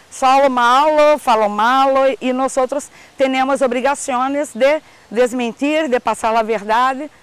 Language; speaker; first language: Portuguese; non-native, learner; Spanish